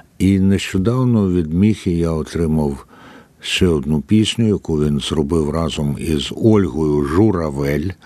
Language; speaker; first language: Ukrainian; native; Ukrainian